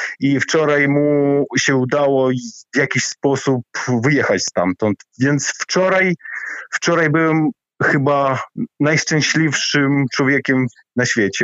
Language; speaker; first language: Polish; non-native, fluent; Ukrainian